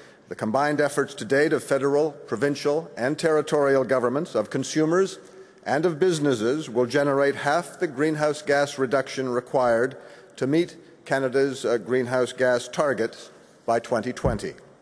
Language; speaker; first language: English; native; English